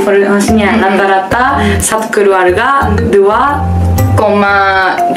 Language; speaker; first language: Indonesian; non-native, learner; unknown